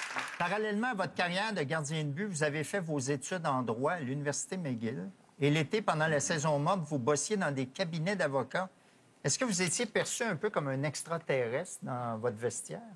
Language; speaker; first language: French; native; French